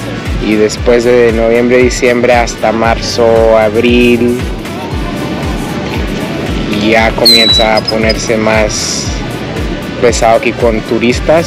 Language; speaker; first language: Spanish; early bilingual, heritage; English